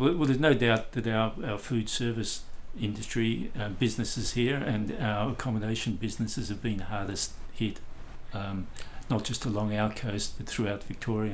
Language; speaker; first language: English; native; English